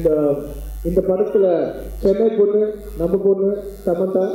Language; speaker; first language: Tamil; non-native, local second language; Telugu